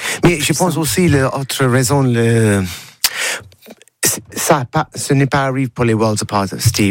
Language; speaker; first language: French; non-native, learner; English